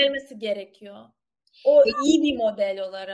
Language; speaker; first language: Turkish; non-native, learner; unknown